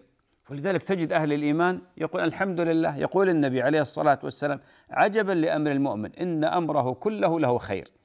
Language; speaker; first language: Arabic; native; Arabic